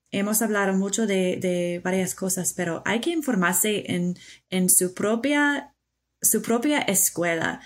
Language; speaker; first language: Spanish; non-native, fluent; English